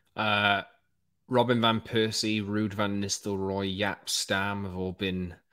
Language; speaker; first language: English; native; English